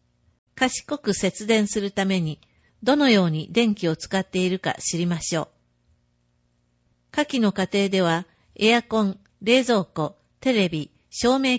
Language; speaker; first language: Japanese; native; Japanese